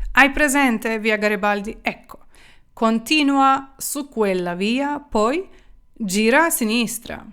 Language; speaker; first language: Italian; non-native, fluent; Ukrainian